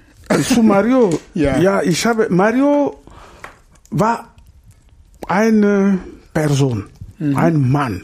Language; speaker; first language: German; non-native, learner; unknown